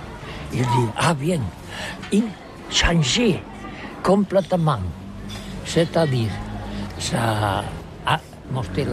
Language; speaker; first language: French; non-native, learner; Catalan